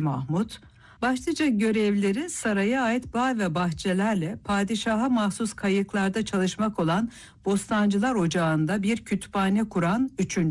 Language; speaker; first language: Turkish; native; Turkish